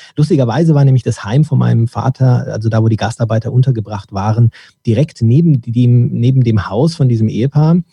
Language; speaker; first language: German; early bilingual, other home language; Turkish